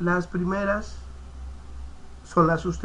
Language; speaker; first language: Spanish; native; Spanish